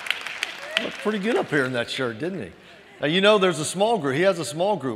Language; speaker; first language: English; native; English